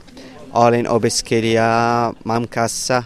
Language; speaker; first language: Finnish; non-native, learner; Arabic